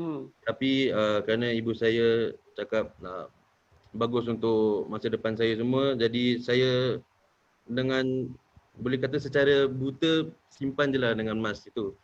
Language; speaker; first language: Malay; native; Malay